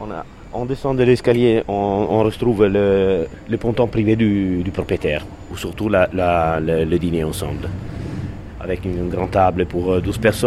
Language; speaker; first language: French; non-native, learner; Italian